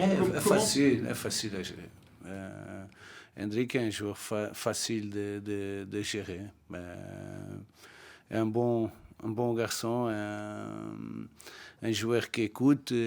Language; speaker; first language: French; non-native, learner; Portuguese